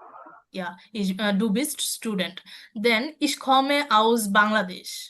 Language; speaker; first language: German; non-native, learner; Bangla